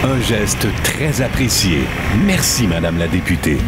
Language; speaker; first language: French; native; French